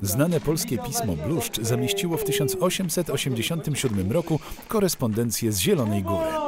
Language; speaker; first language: Polish; native; Polish